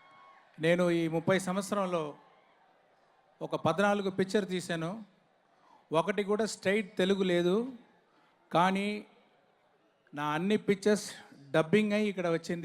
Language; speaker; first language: Telugu; non-native, fluent; Tamil